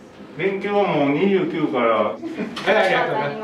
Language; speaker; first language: Japanese; native; Japanese